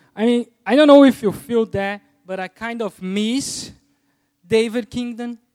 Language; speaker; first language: English; non-native, fluent; Portuguese